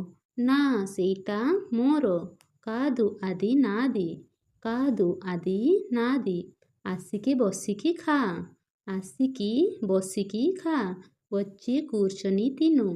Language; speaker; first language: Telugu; non-native, fluent; Odia